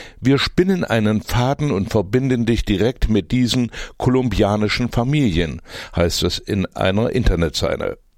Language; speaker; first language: German; native; German